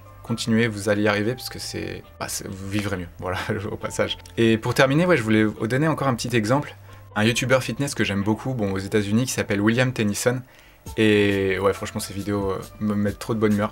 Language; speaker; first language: French; native; French